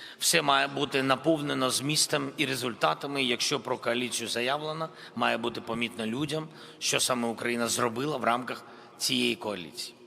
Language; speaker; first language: Ukrainian; non-native, local second language; Russian